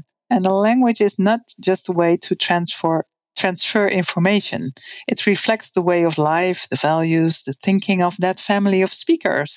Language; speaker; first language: English; non-native, fluent; Dutch